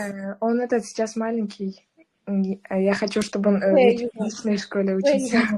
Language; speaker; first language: Russian; non-native, local second language; Kyrgyz